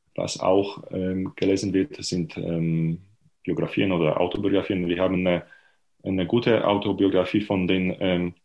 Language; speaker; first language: German; non-native, fluent; Polish